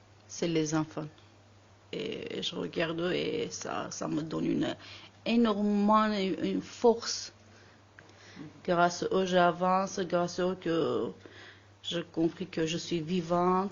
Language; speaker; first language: French; non-native, learner; Armenian